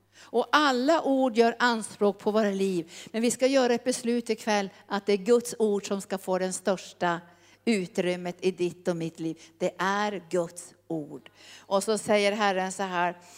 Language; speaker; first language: Swedish; native; Swedish